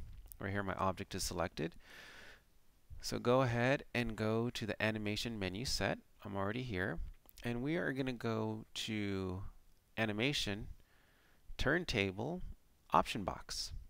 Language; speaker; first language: English; native; English